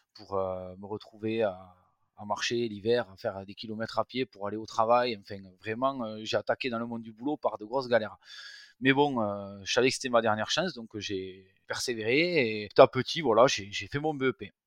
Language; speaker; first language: French; native; French